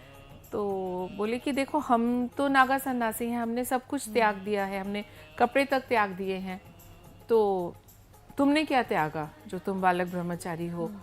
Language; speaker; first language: Hindi; native; Hindi